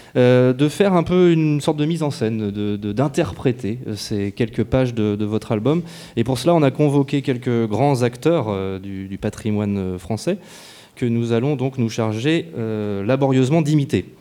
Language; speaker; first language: French; native; French